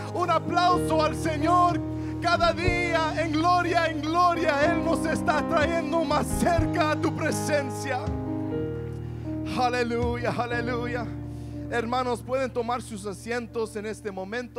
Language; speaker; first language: Spanish; early bilingual, heritage; Spanish